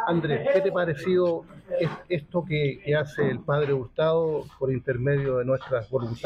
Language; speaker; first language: Spanish; native; Spanish